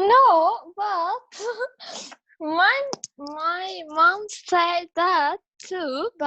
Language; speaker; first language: English; non-native, learner; Turkish